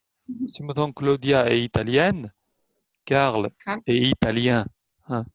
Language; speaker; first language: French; non-native, fluent; Albanian